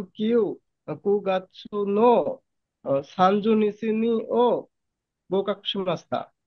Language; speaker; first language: Japanese; non-native, learner; Bangla